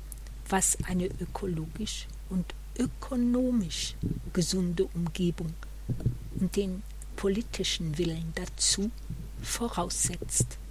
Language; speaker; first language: German; native; German